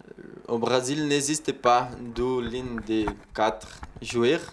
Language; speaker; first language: French; non-native, learner; Portuguese